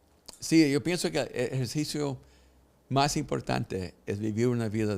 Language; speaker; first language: Spanish; early bilingual, heritage; Spanish